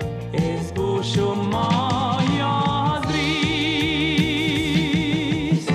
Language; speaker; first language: Latvian; native; Latvian